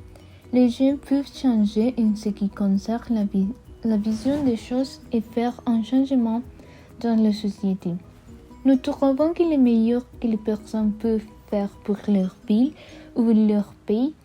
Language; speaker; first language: French; non-native, learner; Spanish